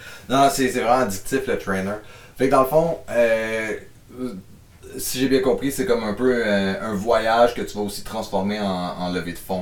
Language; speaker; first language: French; native; French